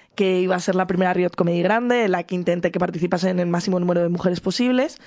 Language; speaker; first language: Spanish; native; Spanish